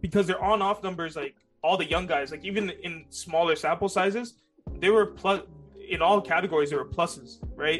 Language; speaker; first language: English; native; English